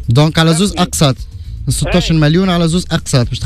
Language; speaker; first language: Arabic; native; Arabic